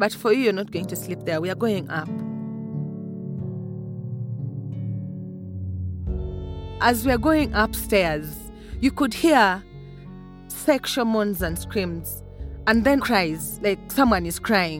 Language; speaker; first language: English; non-native, local second language; Ganda